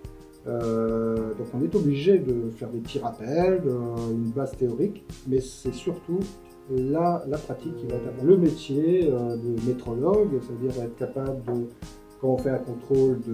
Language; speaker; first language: French; native; French